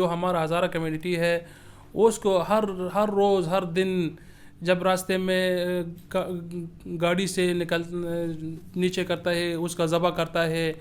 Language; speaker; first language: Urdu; early bilingual, other home language; Persian